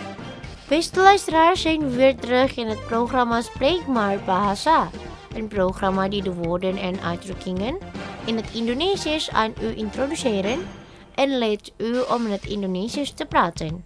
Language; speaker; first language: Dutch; non-native, fluent; Indonesian